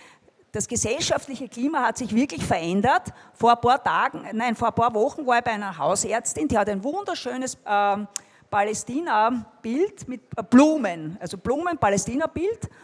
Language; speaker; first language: German; native; German